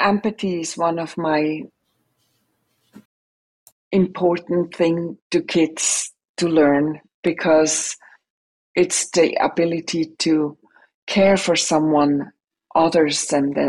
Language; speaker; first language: English; non-native, fluent; Swiss German